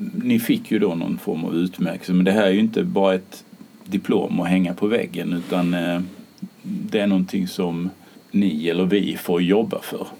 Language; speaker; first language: Swedish; native; Swedish